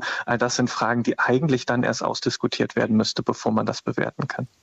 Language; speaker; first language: German; native; German